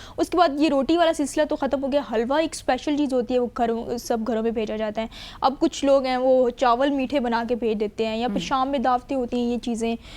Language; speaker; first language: Urdu; non-native, local second language; Punjabi